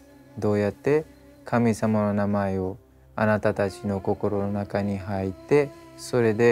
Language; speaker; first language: Japanese; non-native, learner; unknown